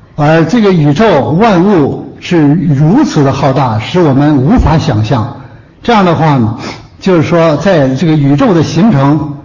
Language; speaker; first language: Chinese; native; Chinese